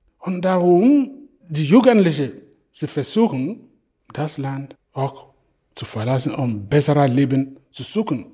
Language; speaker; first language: German; non-native, fluent; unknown